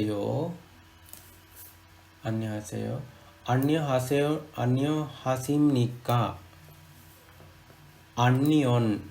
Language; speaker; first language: Korean; non-native, fluent; Sinhala